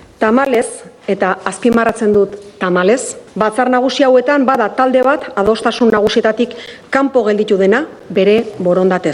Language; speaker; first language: Basque; native; Basque